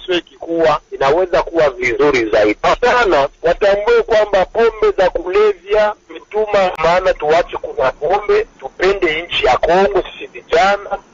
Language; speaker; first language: Swahili; native; Swahili